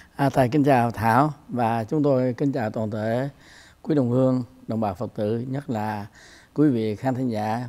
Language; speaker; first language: Vietnamese; native; Vietnamese